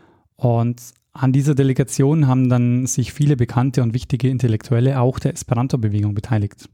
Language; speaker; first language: German; native; German